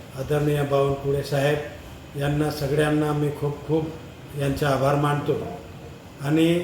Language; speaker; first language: Marathi; non-native, local second language; Bhili